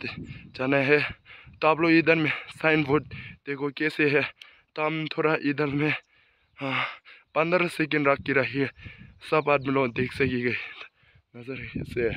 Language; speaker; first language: Hindi; non-native, local second language; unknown